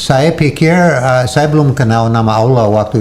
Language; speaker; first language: Indonesian; non-native, fluent; English